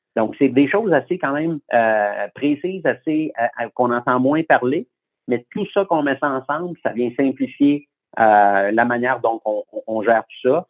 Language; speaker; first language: French; native; French